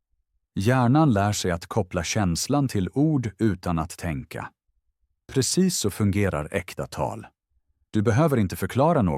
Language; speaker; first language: Swedish; non-native, fluent; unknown